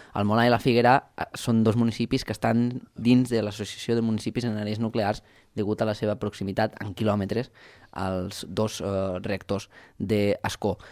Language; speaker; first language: Catalan; native; Catalan